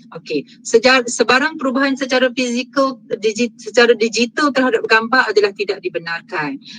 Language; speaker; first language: Malay; native; Malay